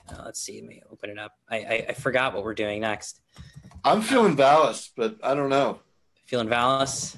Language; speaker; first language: English; native; English